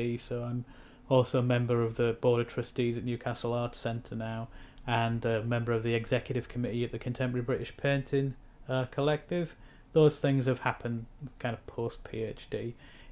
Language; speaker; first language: English; native; English